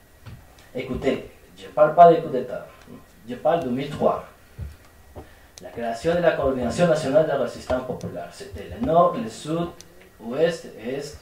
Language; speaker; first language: French; non-native, fluent; Spanish